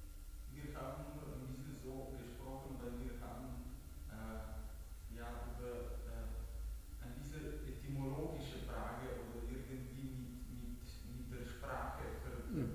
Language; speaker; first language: German; non-native, learner; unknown